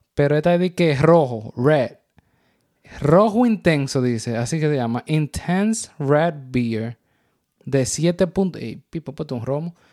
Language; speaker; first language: Spanish; native; Spanish